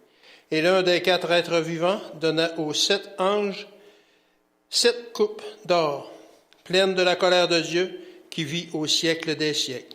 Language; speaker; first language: French; native; French